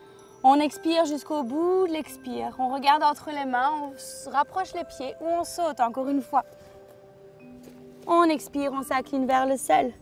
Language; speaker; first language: French; native; French